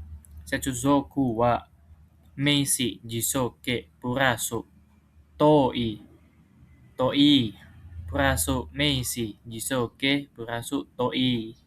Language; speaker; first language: Japanese; non-native, fluent; Indonesian